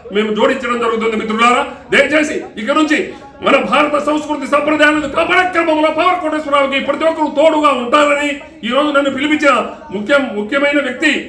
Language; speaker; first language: Telugu; non-native, local second language; Lambadi